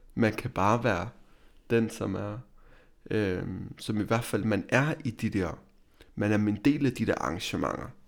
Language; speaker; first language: Danish; early bilingual, other home language; Arabic